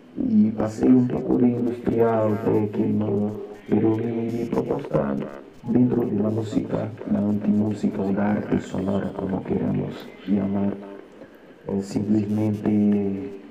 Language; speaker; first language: Spanish; non-native, learner; Portuguese